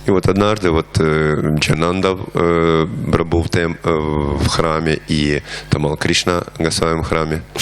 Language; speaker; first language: Russian; native; Russian